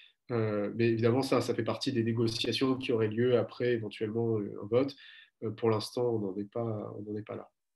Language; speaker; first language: French; native; French